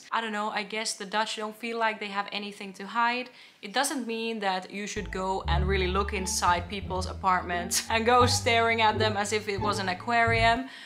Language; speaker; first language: English; non-native, fluent; Finnish